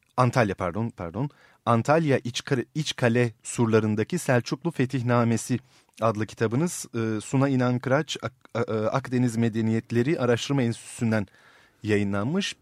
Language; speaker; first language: Turkish; native; Turkish